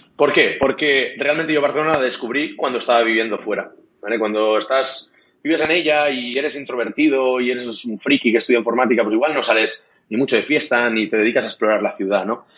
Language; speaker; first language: Spanish; non-native, local second language; Catalan